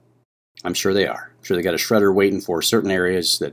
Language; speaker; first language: English; native; English